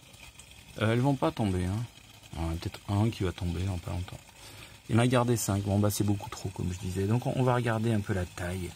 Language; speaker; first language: French; native; French